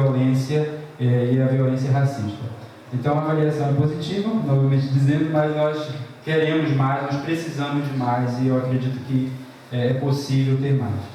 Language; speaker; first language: Portuguese; native; Portuguese